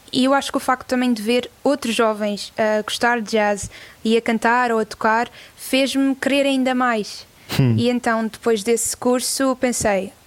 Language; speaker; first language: Portuguese; native; Portuguese